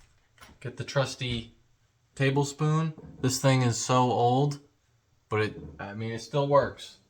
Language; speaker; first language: English; native; English